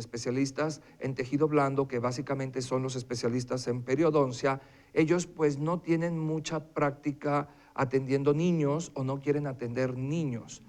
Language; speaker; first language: Spanish; native; Spanish